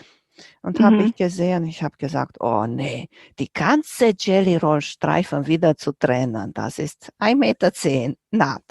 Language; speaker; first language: German; non-native, fluent; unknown